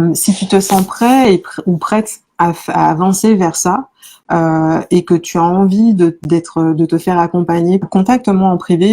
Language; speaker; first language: French; native; French